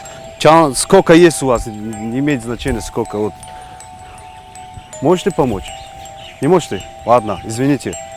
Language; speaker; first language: Russian; non-native, local second language; Tajik